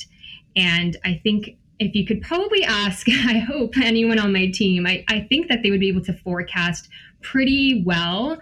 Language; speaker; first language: English; native; English